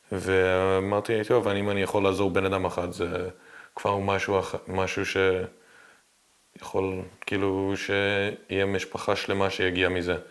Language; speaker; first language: Hebrew; early bilingual, heritage; English